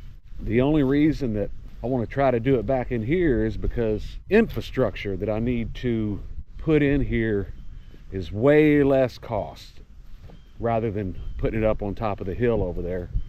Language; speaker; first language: English; native; English